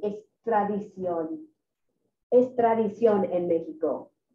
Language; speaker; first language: Spanish; non-native, fluent; English